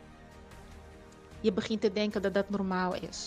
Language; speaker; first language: Dutch; non-native, fluent; Portuguese